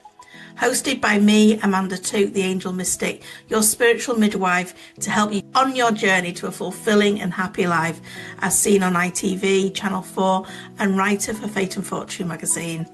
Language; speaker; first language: English; native; English